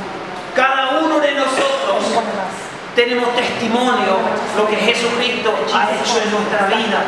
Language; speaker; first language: Spanish; non-native, fluent; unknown